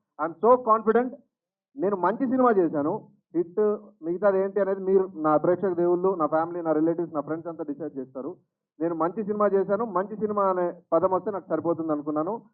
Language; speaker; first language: Telugu; native; Telugu